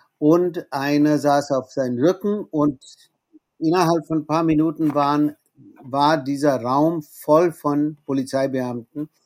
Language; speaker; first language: German; non-native, fluent; Bangla